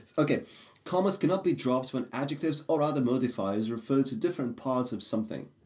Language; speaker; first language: English; non-native, fluent; Russian